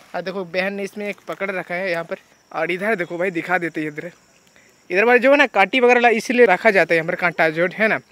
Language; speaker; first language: Hindi; non-native, local second language; Bangla